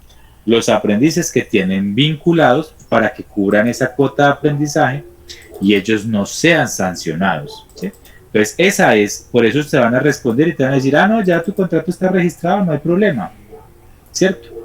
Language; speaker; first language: Spanish; native; Spanish